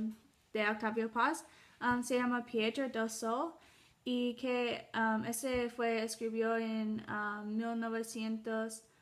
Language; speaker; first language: Spanish; non-native, learner; English